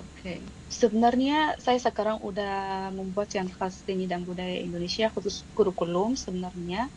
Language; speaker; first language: Indonesian; non-native, fluent; Arabic